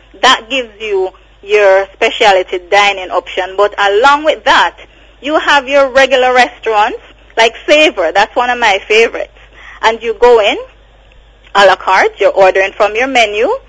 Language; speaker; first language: English; native; English